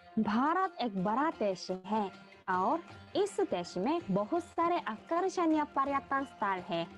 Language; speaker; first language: Hindi; non-native, learner; Korean